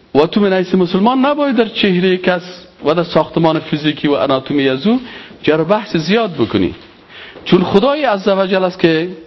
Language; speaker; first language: Persian; native; Persian